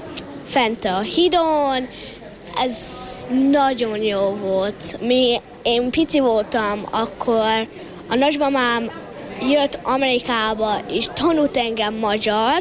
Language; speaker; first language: Hungarian; early bilingual, heritage; English